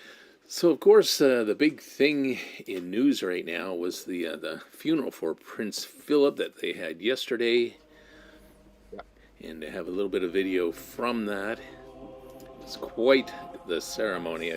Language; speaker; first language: English; native; English